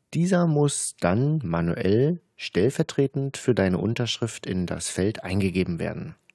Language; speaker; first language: German; native; German